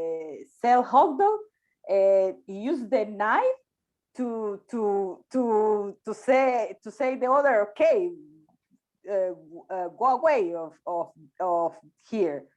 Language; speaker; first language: English; non-native, learner; Spanish